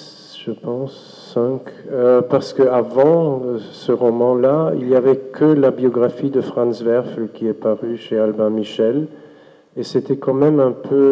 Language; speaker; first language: French; non-native, fluent; German